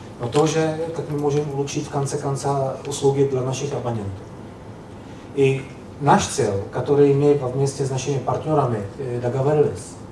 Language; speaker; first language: Russian; non-native, learner; Czech